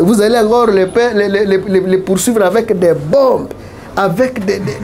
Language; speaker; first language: French; non-native, local second language; Swahili